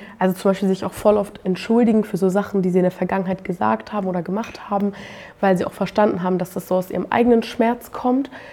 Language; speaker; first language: German; native; German